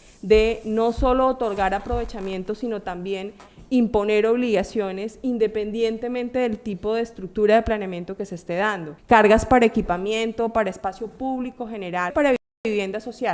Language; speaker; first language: Spanish; native; Spanish